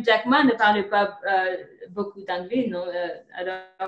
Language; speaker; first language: French; non-native, fluent; Kinyarwanda